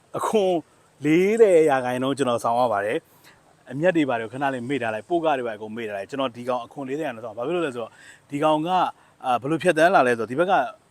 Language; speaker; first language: Burmese; native; Burmese